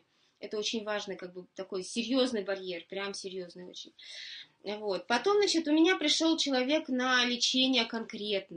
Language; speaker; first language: Russian; native; Russian